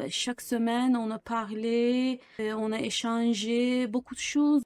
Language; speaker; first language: French; non-native, learner; Turkish